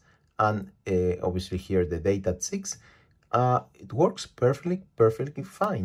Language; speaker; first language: English; non-native, fluent; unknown